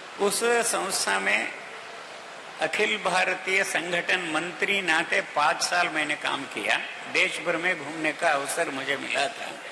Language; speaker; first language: Hindi; non-native, local second language; Kannada